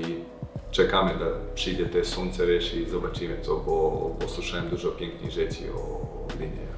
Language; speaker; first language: Polish; non-native, learner; Croatian